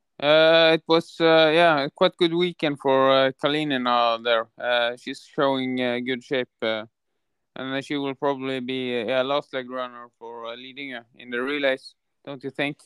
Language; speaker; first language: English; non-native, fluent; Norwegian